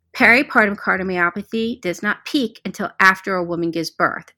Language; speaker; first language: English; native; English